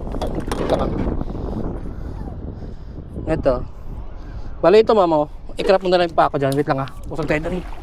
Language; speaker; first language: Filipino; non-native, local second language; Aklanon